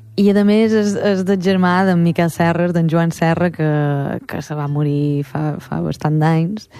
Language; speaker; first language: Catalan; native; Catalan